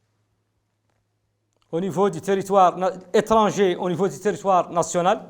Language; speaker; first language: French; non-native, local second language; Arabic